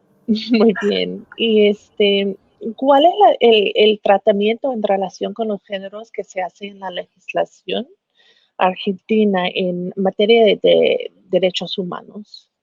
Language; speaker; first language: Spanish; non-native, fluent; English